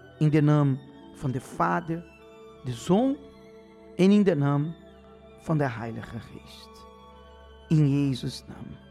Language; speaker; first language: Dutch; non-native, fluent; Portuguese